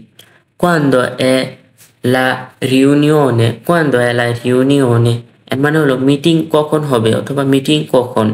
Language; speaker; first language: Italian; non-native, fluent; Bangla